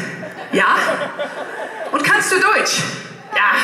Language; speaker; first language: German; non-native, learner; Dutch